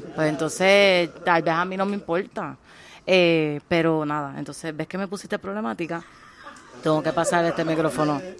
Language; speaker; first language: Spanish; native; Spanish